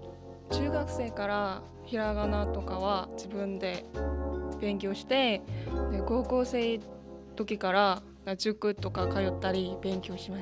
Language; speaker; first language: Japanese; non-native, learner; Korean